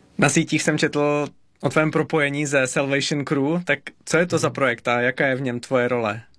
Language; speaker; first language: Czech; native; Czech